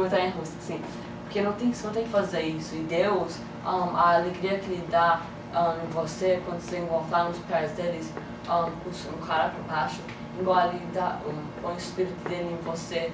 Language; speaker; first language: Portuguese; early bilingual, heritage; English